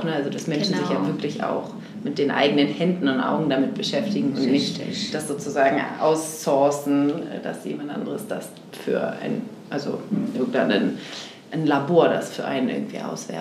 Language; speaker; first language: German; native; German